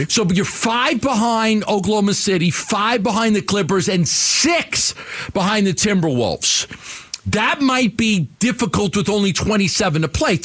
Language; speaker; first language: English; native; English